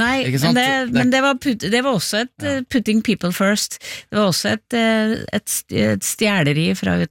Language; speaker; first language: Norwegian; native; Norwegian